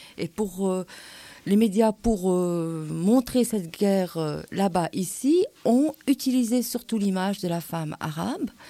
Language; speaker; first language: French; non-native, local second language; Arabic